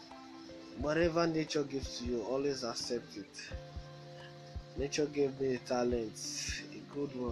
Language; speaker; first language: English; non-native, local second language; Bini